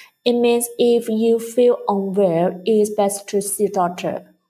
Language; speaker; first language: English; non-native, fluent; Chinese